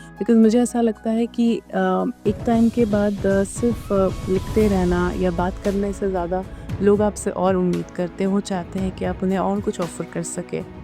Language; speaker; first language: Hindi; native; Hindi